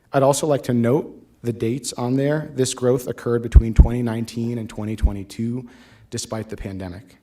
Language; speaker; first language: English; native; English